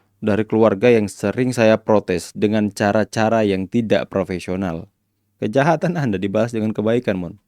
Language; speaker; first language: Indonesian; native; Indonesian